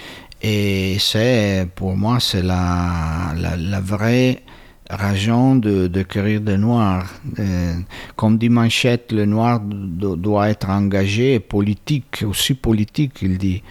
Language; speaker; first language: French; non-native, fluent; Italian